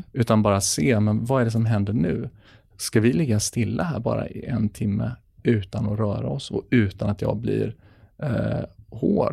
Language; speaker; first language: Swedish; native; Swedish